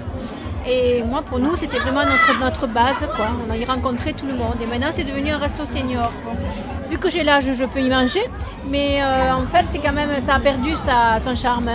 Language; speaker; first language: French; native; French